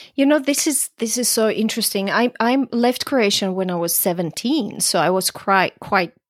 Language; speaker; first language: English; non-native, fluent; Croatian